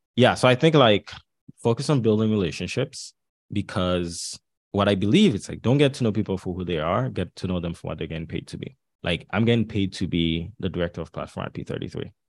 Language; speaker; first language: English; early bilingual, other home language; Haitian Creole